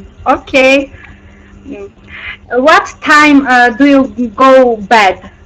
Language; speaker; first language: English; non-native, learner; Armenian